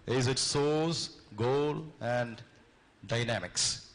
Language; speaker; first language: English; non-native, local second language; Malayalam